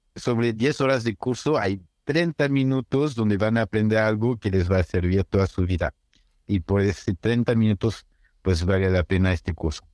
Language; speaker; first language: Spanish; non-native, fluent; French